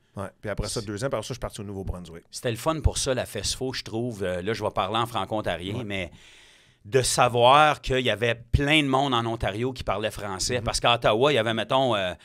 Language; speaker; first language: French; native; French